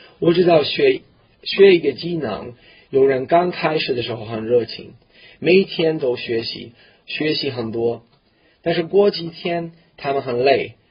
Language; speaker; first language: Chinese; non-native, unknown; English